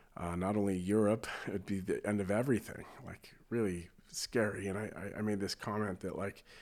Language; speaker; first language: English; native; English